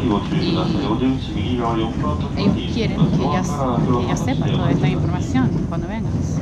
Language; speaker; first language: Spanish; non-native, fluent; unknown